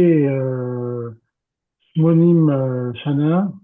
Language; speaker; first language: Hebrew; non-native, learner; French